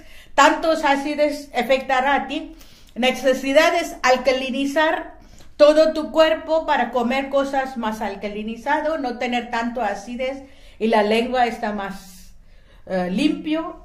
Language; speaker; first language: Spanish; non-native, learner; Hindi